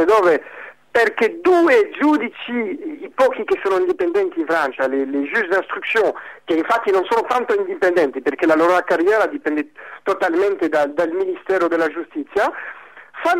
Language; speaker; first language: Italian; non-native, fluent; French